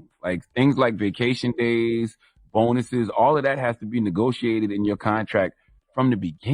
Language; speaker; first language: English; native; English